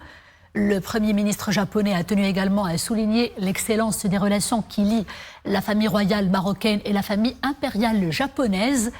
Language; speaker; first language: French; non-native, local second language; Arabic